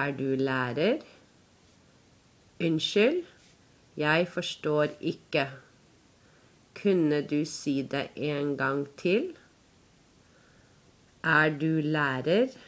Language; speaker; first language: Norwegian; non-native, learner; English